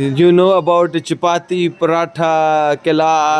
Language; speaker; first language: English; non-native, learner; Punjabi